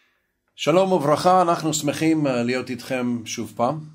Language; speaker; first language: Hebrew; non-native, fluent; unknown